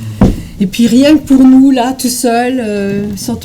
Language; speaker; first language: French; native; French